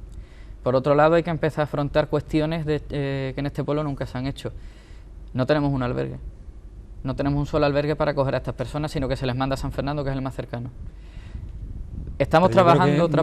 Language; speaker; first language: Spanish; native; Spanish